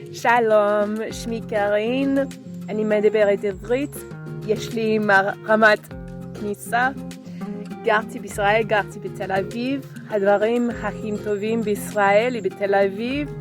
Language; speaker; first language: Hebrew; non-native, learner; English